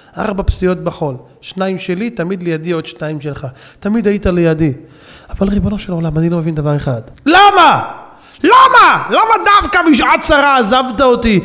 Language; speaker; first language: Hebrew; native; Hebrew